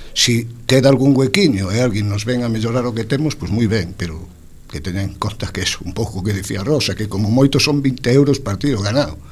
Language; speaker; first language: Galician; non-native, local second language; Spanish